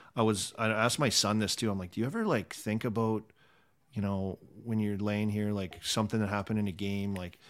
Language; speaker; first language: English; native; English